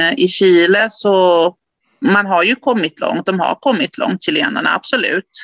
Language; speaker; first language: Swedish; early bilingual, other home language; Spanish